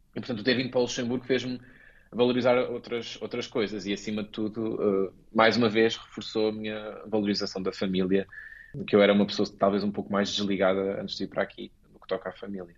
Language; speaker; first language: Portuguese; native; Portuguese